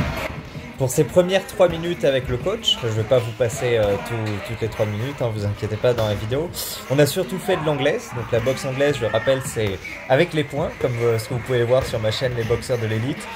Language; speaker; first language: French; native; French